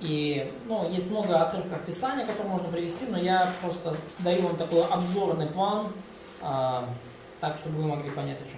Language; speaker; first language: Russian; native; Russian